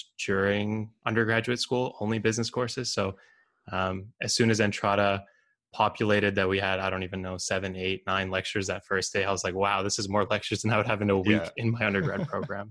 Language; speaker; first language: English; native; English